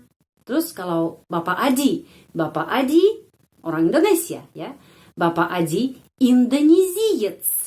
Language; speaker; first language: Indonesian; non-native, fluent; Russian